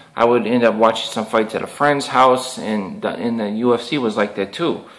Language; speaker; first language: English; native; English